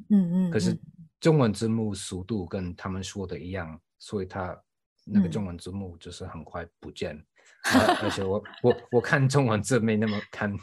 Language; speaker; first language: Chinese; non-native, fluent; English